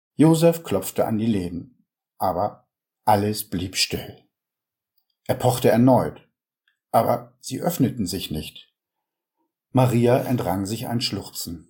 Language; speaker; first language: German; native; German